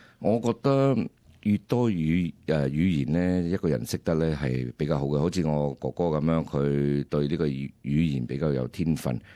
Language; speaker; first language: Cantonese; early bilingual, heritage; Cantonese